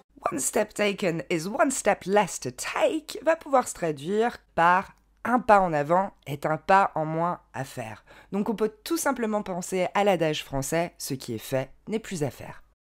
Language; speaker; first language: French; native; French